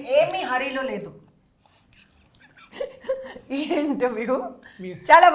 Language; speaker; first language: Telugu; non-native, learner; Hindi